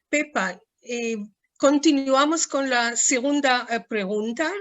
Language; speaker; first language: Spanish; non-native, fluent; Hebrew